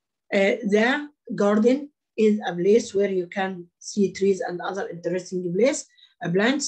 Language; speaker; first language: English; non-native, fluent; Arabic